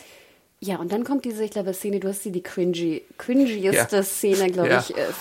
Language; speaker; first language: German; native; German